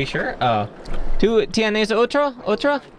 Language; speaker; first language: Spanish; non-native, learner; English